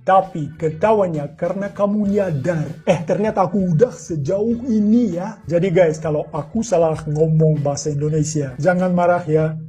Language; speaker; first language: Indonesian; non-native, fluent; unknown